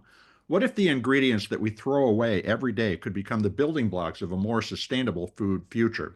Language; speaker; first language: English; native; English